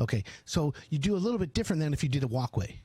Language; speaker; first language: English; native; English